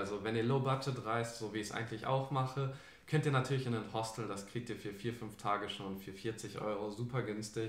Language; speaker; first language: German; native; German